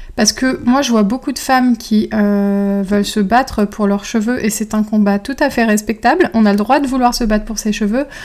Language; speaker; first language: French; native; French